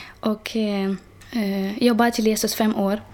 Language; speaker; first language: Swedish; non-native, learner; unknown